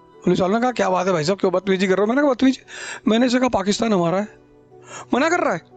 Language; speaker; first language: Hindi; native; Hindi